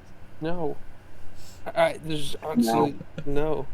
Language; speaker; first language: English; native; English